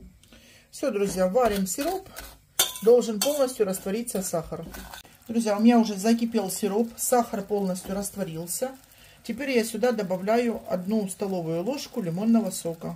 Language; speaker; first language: Russian; native; Russian